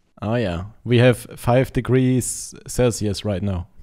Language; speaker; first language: English; non-native, learner; German